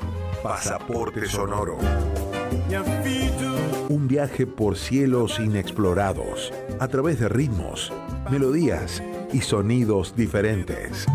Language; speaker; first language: Spanish; native; Spanish